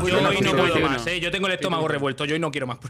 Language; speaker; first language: Spanish; native; Spanish